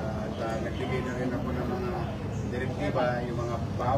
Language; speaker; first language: Filipino; native; Filipino